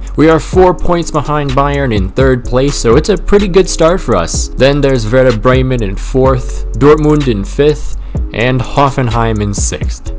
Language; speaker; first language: English; native; English